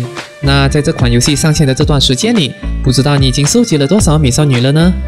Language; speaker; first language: Chinese; native; Chinese